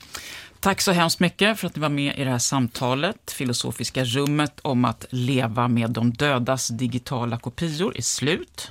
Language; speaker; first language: Swedish; native; Swedish